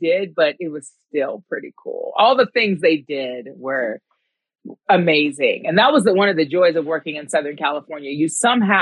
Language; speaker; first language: English; native; English